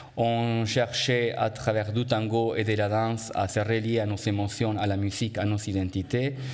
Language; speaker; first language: French; non-native, fluent; Spanish